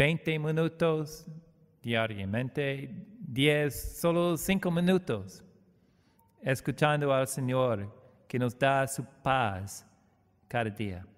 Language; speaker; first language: Spanish; non-native, learner; English